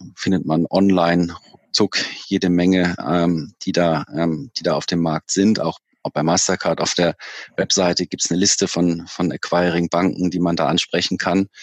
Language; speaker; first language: German; native; German